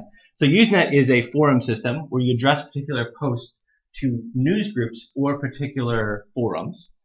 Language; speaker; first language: English; native; English